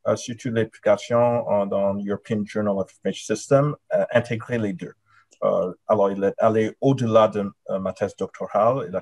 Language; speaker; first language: French; non-native, fluent; English